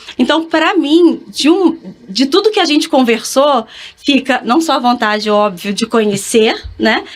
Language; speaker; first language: Portuguese; native; Portuguese